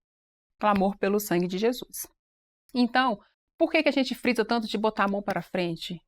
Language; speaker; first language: Portuguese; native; Portuguese